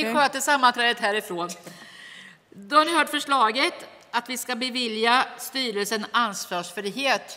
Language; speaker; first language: Swedish; native; Swedish